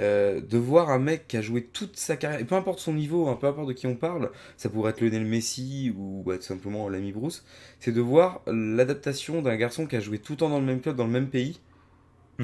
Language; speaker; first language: French; native; French